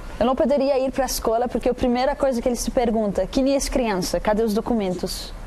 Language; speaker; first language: Portuguese; non-native, fluent; Arabic